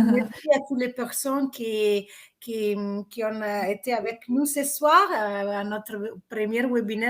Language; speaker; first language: French; non-native, fluent; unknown